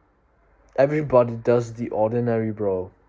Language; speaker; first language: English; non-native, fluent; German